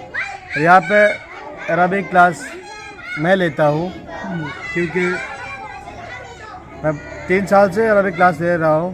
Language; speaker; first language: Hindi; non-native, local second language; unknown